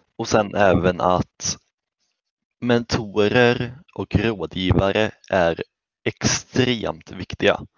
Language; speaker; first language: Swedish; native; Swedish